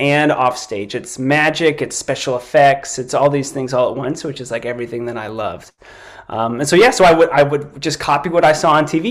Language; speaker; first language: English; native; English